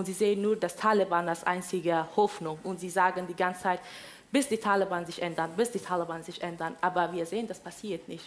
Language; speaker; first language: German; non-native, fluent; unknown